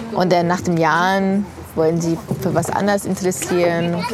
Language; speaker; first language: German; non-native, fluent; English